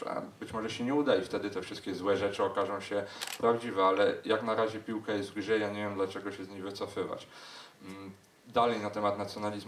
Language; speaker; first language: Polish; native; Polish